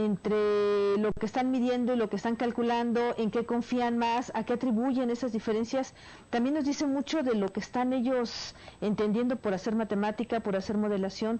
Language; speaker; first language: Spanish; native; Spanish